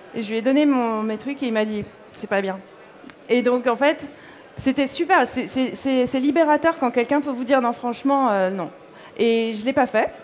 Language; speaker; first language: French; native; French